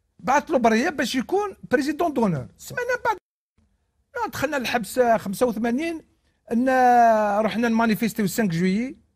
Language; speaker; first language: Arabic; non-native, local second language; Kabyle